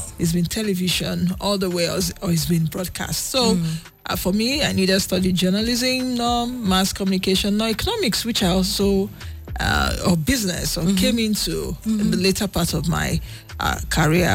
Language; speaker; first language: English; non-native, local second language; Igbo